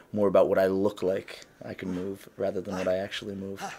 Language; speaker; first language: English; native; English